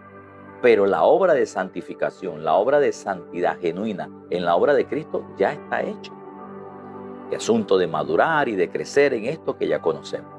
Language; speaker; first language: Spanish; native; Spanish